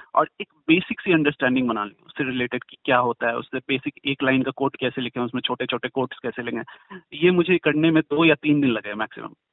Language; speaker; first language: Hindi; native; Hindi